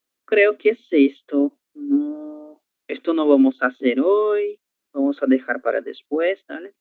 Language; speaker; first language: Spanish; non-native, fluent; Portuguese